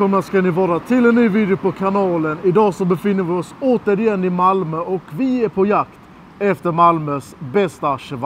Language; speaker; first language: Swedish; native; Swedish